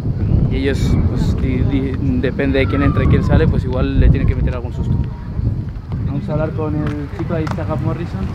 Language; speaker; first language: Spanish; native; Spanish